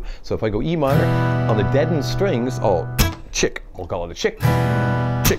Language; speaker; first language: English; native; English